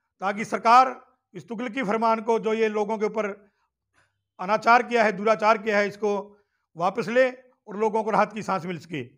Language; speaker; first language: Hindi; native; Hindi